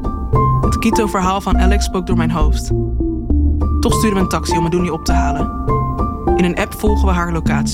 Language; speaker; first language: Dutch; native; Dutch